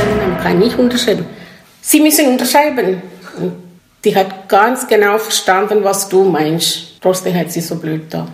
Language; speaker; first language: German; non-native, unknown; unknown